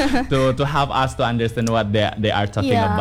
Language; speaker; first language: English; non-native, fluent; Indonesian